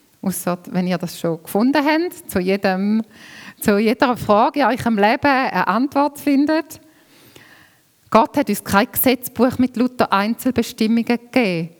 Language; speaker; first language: German; native; German